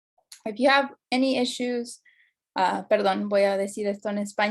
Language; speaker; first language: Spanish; early bilingual, heritage; Spanish